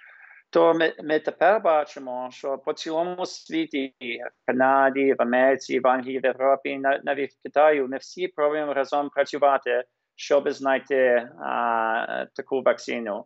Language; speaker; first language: Ukrainian; early bilingual, heritage; English